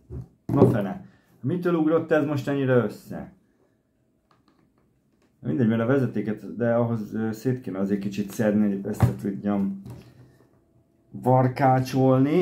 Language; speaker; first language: Hungarian; native; Hungarian